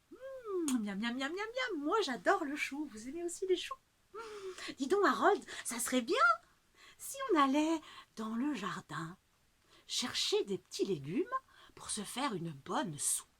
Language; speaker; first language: French; native; French